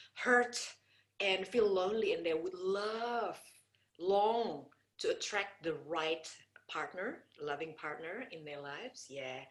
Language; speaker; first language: English; non-native, fluent; Indonesian